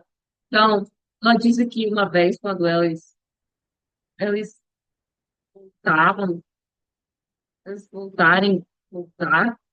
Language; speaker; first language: Portuguese; non-native, learner; Spanish